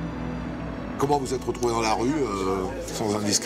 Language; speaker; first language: French; native; French